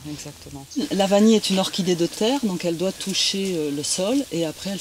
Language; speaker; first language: French; native; French